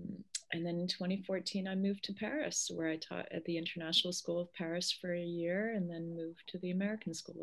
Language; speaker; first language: English; early bilingual, other home language; Polish